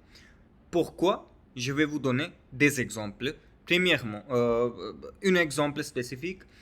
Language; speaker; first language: French; non-native, learner; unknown